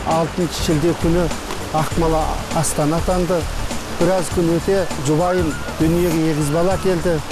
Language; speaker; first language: Kazakh; early bilingual, heritage; Kazakh